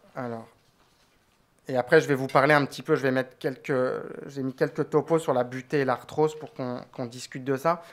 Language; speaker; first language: French; native; French